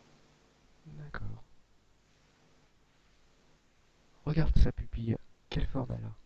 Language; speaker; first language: French; native; French